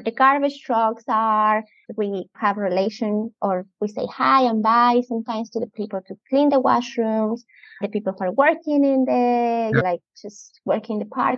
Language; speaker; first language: English; non-native, fluent; Spanish